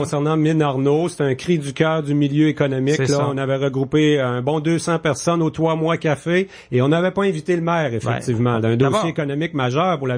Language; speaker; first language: French; native; French